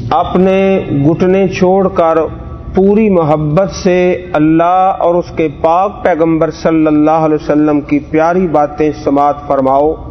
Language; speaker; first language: Urdu; non-native, local second language; Punjabi